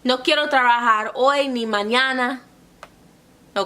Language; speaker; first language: Spanish; non-native, fluent; English